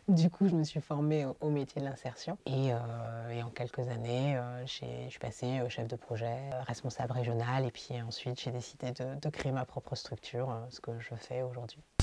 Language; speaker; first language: French; early bilingual, other home language; Kabyle